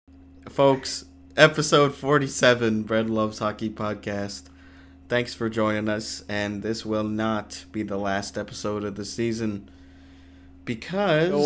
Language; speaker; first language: English; native; English